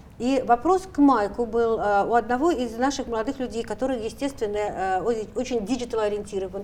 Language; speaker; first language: Russian; native; Russian